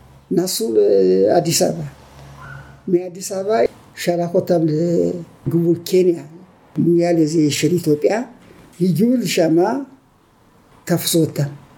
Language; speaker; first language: Hebrew; non-native, fluent; Amharic